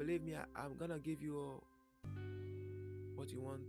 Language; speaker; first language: English; non-native, local second language; Yoruba